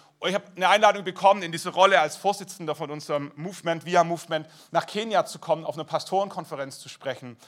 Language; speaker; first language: German; native; German